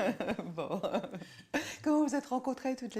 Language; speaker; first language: French; native; French